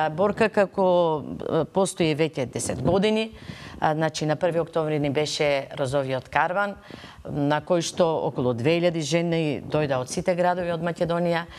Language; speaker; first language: Macedonian; native; Macedonian